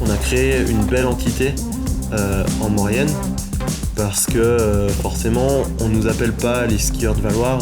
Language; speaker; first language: French; native; French